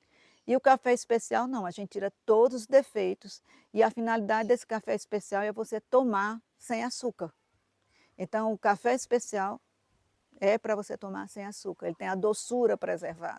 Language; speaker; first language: Portuguese; native; Portuguese